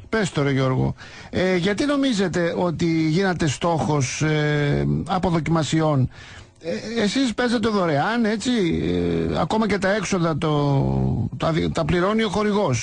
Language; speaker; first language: Greek; native; Greek